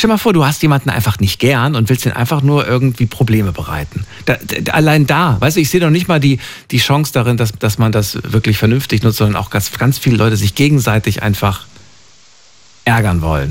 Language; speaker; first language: German; native; German